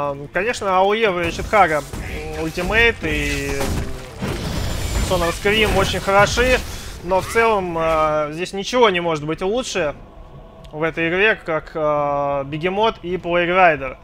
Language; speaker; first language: Russian; native; Russian